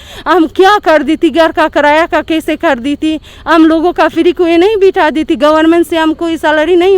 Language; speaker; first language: Hindi; non-native, learner; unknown